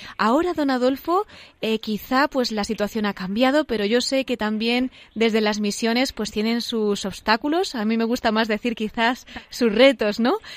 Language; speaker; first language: Spanish; native; Spanish